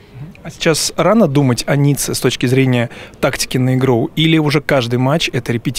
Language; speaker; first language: Russian; native; Russian